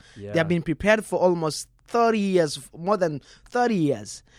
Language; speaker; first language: English; non-native, learner; Kinyarwanda